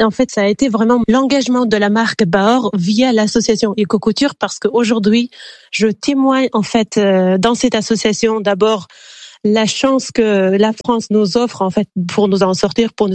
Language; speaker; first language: French; non-native, fluent; Uzbek